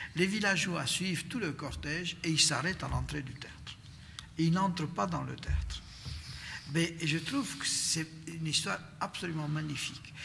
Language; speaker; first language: French; non-native, fluent; Romanian